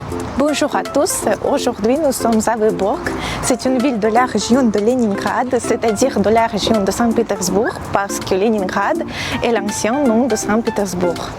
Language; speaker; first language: French; non-native, fluent; Russian